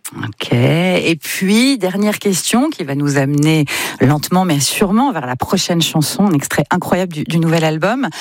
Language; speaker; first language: French; native; French